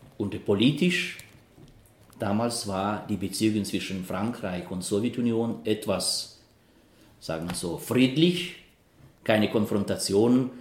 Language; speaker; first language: German; non-native, fluent; Russian